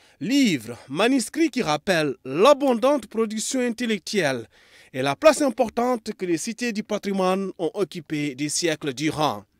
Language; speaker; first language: French; non-native, local second language; Arabic